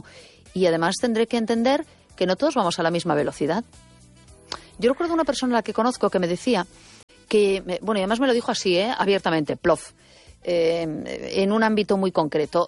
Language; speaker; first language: Spanish; native; Spanish